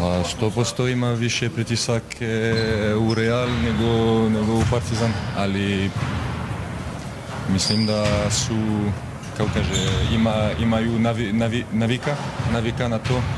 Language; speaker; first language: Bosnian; non-native, learner; French